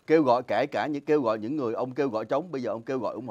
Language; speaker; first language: Vietnamese; native; Vietnamese